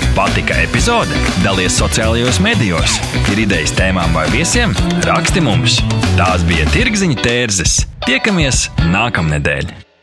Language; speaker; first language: Latvian; non-native, local second language; Russian